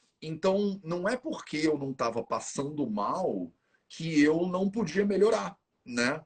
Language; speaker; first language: Portuguese; native; Portuguese